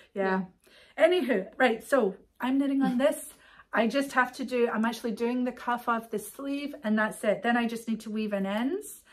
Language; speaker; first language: English; native; English